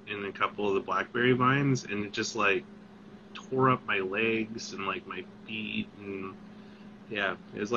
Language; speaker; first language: English; native; English